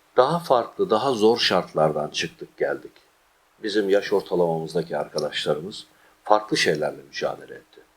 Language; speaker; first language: Turkish; native; Turkish